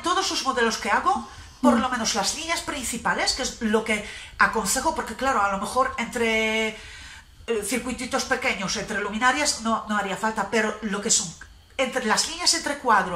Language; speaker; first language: Spanish; non-native, fluent; Polish